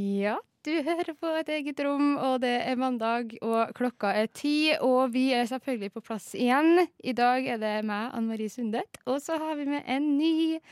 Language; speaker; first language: Norwegian; native; Norwegian